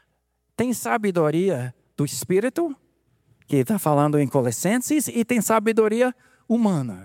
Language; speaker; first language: Portuguese; non-native, fluent; English